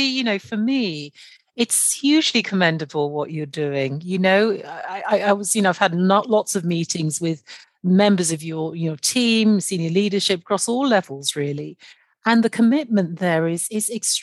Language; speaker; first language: English; non-native, local second language; Yoruba